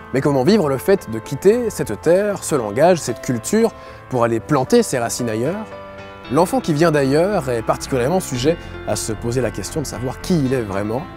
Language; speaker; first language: French; native; French